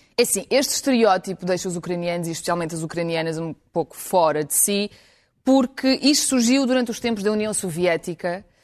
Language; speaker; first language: Portuguese; non-native, fluent; Ukrainian